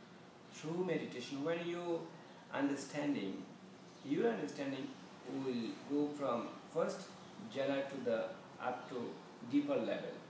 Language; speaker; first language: English; non-native, fluent; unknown